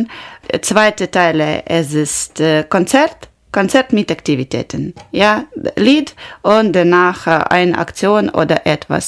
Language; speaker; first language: German; non-native, learner; Ukrainian